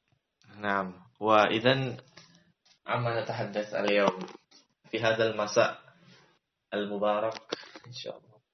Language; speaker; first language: Arabic; non-native, learner; Indonesian